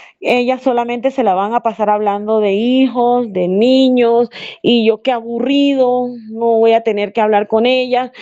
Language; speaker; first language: Spanish; native; Spanish